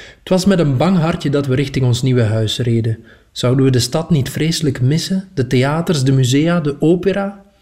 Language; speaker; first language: Dutch; native; Dutch